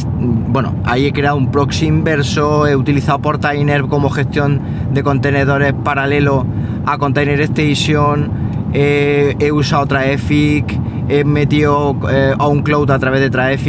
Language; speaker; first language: Spanish; native; Spanish